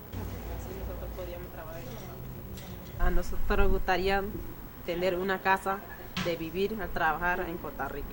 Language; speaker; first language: Spanish; non-native, local second language; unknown